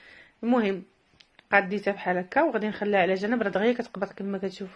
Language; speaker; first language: Arabic; native; Arabic